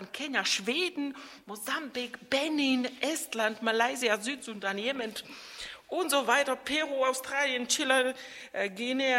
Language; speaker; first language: German; non-native, fluent; Czech